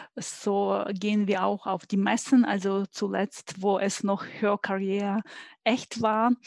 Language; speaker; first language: German; non-native, fluent; Ukrainian